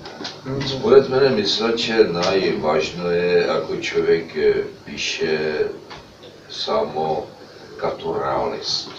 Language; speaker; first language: Bulgarian; non-native, learner; Czech